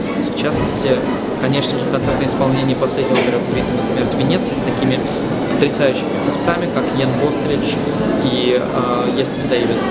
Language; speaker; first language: Russian; native; Russian